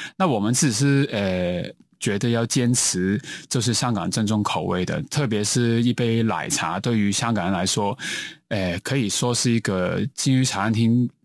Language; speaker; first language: Chinese; non-native, local second language; Cantonese